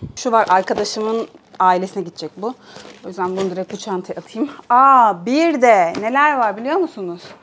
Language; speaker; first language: Turkish; native; Turkish